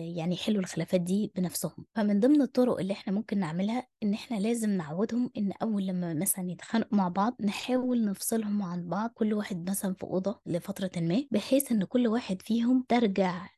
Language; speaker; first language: Arabic; native; Arabic